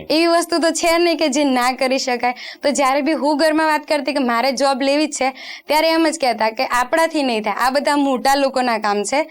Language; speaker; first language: Gujarati; non-native, local second language; Rajasthani